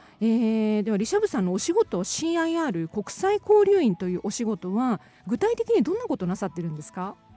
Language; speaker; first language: Japanese; native; Japanese